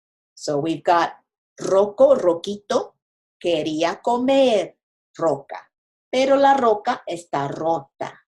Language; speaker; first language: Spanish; non-native, fluent; English